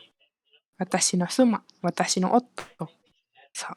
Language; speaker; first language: Japanese; non-native, fluent; Malay